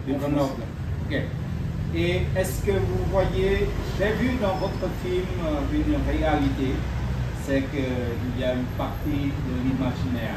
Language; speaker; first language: French; non-native, fluent; Vietnamese